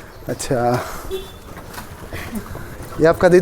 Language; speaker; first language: Hindi; non-native, local second language; Bangla